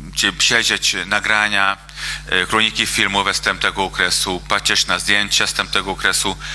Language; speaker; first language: Polish; non-native, fluent; Hungarian